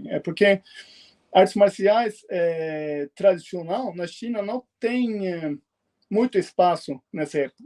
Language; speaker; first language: Portuguese; non-native, fluent; Swedish